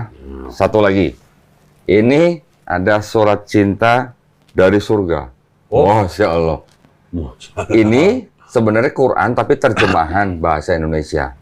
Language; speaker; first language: Indonesian; native; Indonesian